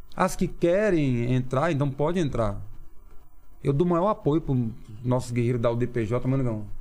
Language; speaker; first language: Portuguese; non-native, local second language; Kayapó